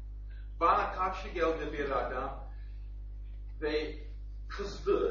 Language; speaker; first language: Turkish; non-native, learner; German